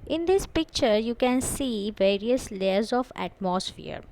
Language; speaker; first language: English; non-native, local second language; Marathi